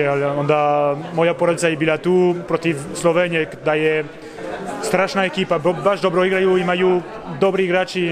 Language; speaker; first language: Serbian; early bilingual, heritage; Danish